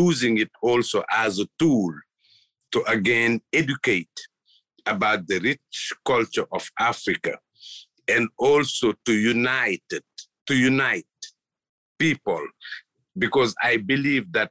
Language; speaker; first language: English; non-native, fluent; Wolof